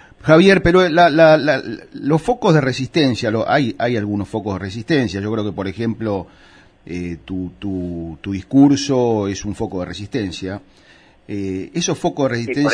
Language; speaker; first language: Spanish; native; Spanish